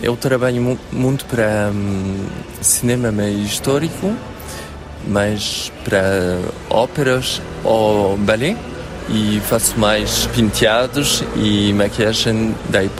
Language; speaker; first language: Portuguese; early bilingual, heritage; French